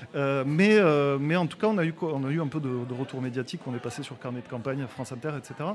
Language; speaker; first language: French; native; French